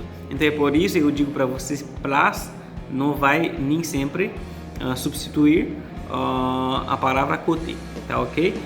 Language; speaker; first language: Portuguese; non-native, fluent; Haitian Creole